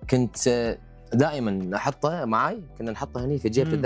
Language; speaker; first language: Arabic; native; Arabic